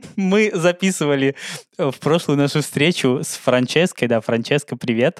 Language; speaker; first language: Russian; native; Russian